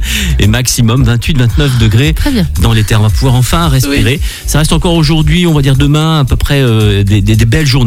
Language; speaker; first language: French; native; French